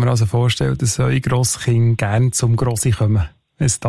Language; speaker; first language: German; native; German